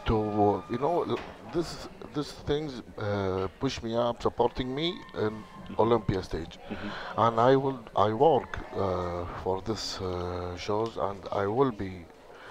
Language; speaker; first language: English; non-native, learner; Arabic